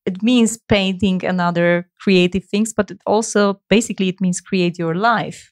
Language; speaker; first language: English; non-native, fluent; Polish